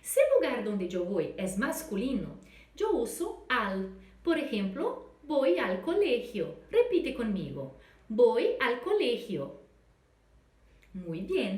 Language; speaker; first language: Spanish; non-native, fluent; Portuguese